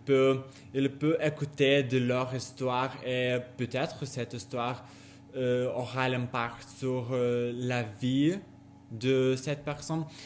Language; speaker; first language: French; non-native, learner; Lithuanian